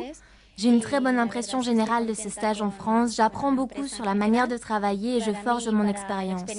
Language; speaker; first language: French; non-native, fluent; Spanish